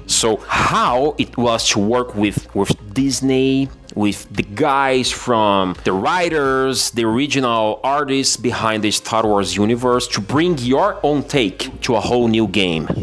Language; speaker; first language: English; non-native, fluent; Portuguese